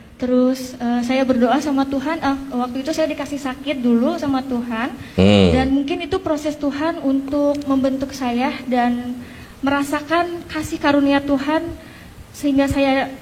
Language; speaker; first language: Indonesian; native; Indonesian